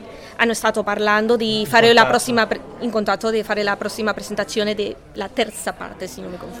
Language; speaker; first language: Italian; non-native, learner; Spanish